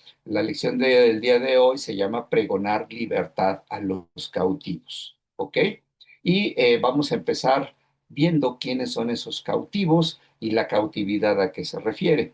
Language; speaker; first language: Spanish; native; Spanish